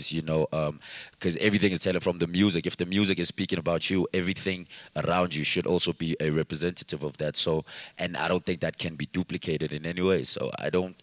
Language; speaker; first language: English; non-native, local second language; Zulu